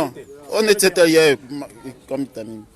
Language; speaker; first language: German; non-native, learner; French